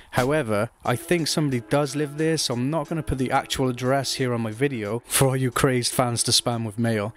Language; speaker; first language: English; native; English